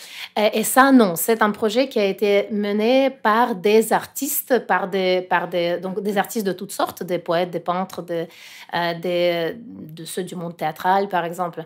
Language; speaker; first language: French; non-native, fluent; Russian